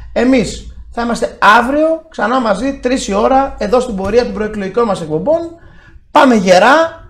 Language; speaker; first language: Greek; native; Greek